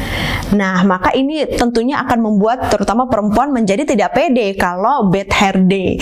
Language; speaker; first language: Indonesian; native; Indonesian